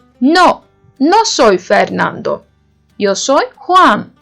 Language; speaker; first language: Spanish; non-native, learner; Turkish